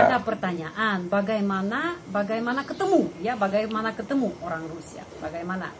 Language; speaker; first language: Indonesian; non-native, fluent; Russian